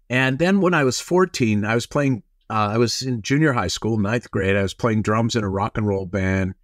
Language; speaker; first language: English; native; English